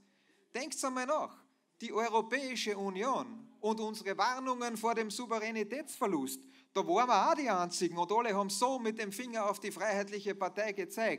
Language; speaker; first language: German; native; German